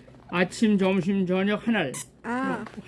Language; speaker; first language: Korean; native; Korean